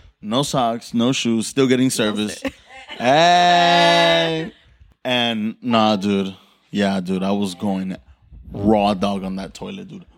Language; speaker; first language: English; early bilingual, other home language; Spanish